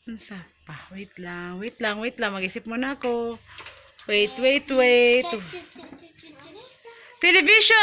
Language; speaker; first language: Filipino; non-native, local second language; Cebuano